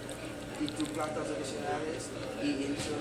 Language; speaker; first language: Spanish; non-native, learner; English